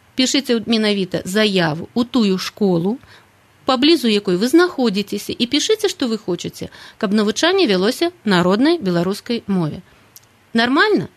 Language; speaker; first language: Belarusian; native; Belarusian